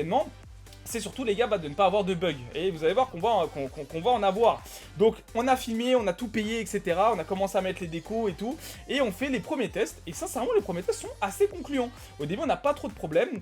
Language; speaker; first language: French; native; French